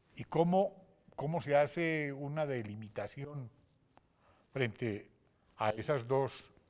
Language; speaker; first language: Spanish; native; Spanish